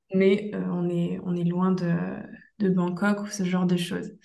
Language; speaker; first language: French; native; French